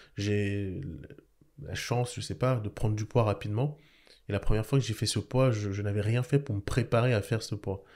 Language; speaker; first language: French; early bilingual, other home language; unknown